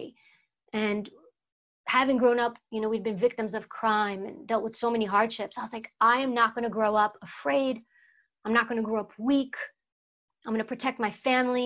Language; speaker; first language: English; early bilingual, other home language; Greek